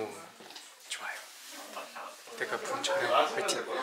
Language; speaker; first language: Korean; non-native, fluent; Chinese